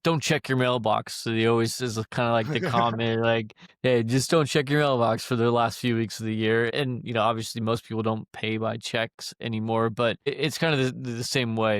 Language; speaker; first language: English; native; English